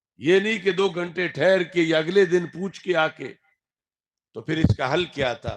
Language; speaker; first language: Urdu; non-native, local second language; Punjabi